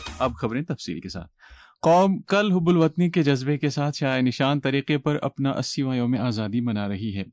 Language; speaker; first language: Urdu; non-native, local second language; Kashmiri